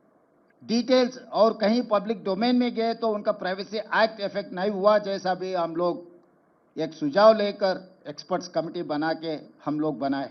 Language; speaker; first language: Hindi; non-native, local second language; Telugu